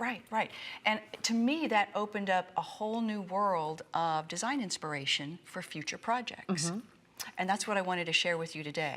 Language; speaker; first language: English; native; English